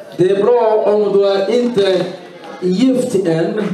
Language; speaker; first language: Swedish; non-native, learner; Swahili